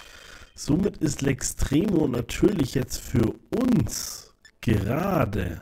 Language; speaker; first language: German; native; German